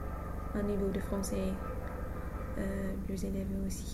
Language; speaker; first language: French; non-native, fluent; English